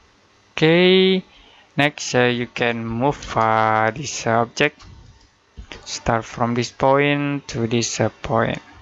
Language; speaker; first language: English; non-native, learner; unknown